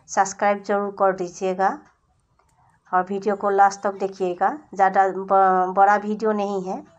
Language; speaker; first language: Hindi; non-native, local second language; Assamese